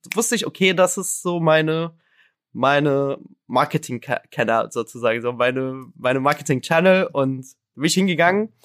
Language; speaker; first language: German; non-native, fluent; Arabic